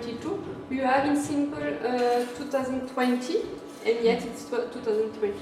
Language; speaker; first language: English; non-native, learner; French